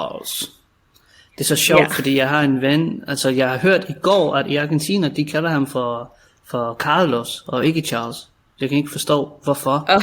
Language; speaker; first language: Danish; native; Danish